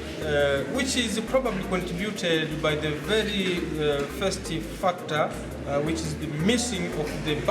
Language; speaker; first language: English; non-native, local second language; Swahili